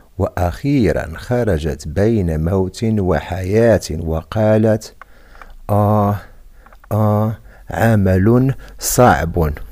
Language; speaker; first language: Arabic; non-native, fluent; Indonesian